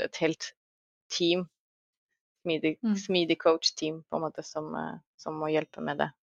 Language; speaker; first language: Norwegian; non-native, fluent; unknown